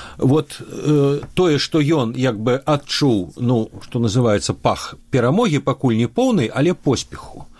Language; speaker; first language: Belarusian; non-native, local second language; Russian